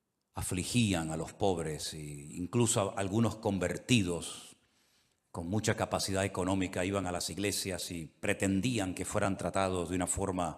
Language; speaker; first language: Spanish; native; Spanish